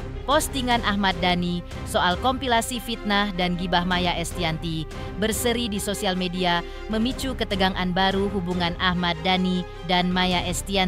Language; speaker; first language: Indonesian; native; Indonesian